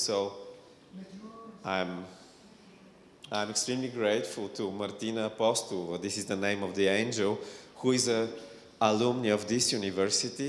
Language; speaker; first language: English; non-native, fluent; Bulgarian